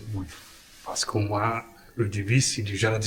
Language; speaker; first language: French; non-native, learner; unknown